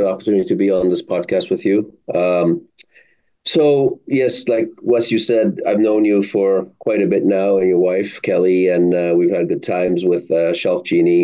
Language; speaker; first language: English; early bilingual, other home language; Arabic